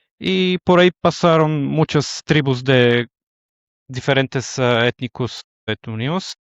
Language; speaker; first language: Spanish; non-native, fluent; Bulgarian